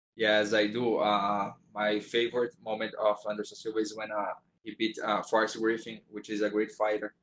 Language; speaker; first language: English; non-native, fluent; Portuguese